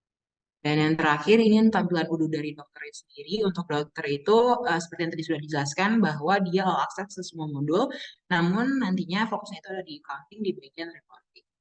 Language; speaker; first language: Indonesian; native; Indonesian